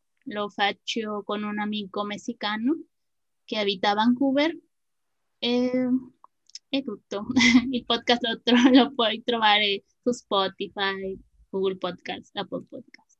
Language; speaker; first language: Italian; non-native, fluent; Spanish